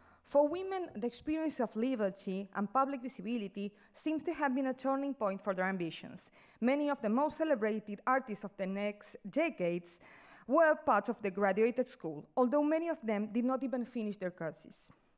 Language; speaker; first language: English; non-native, fluent; Spanish